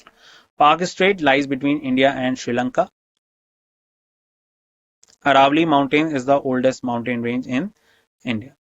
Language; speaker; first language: English; non-native, local second language; Hindi